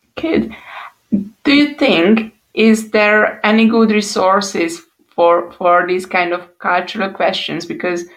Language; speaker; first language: English; non-native, fluent; Hungarian